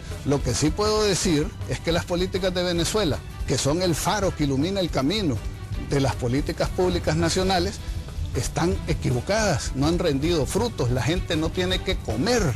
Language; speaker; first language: Spanish; native; Spanish